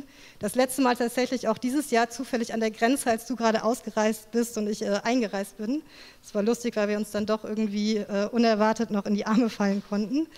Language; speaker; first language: German; native; German